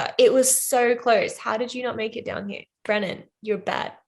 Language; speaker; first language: English; native; English